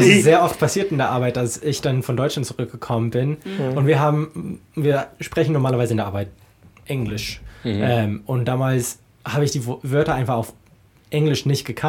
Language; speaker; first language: German; non-native, fluent; English